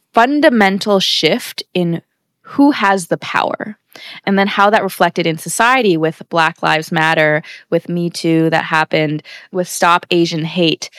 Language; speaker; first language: English; native; English